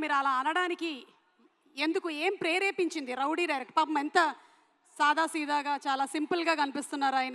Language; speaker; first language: Telugu; native; Telugu